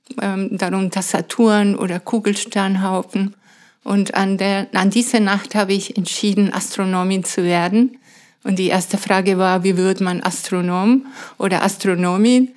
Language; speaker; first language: German; non-native, fluent; Spanish